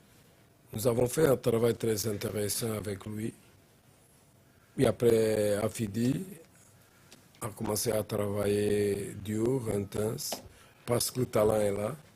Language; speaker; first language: French; non-native, learner; Portuguese